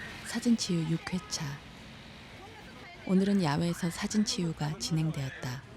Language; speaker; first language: Korean; native; Korean